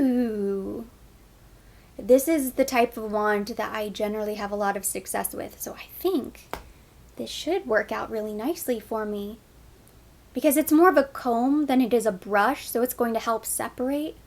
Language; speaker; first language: English; native; English